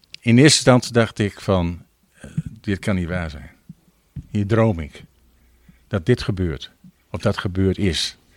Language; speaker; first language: Dutch; native; Dutch